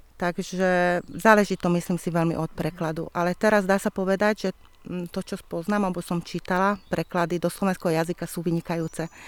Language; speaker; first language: Slovak; non-native, local second language; Hungarian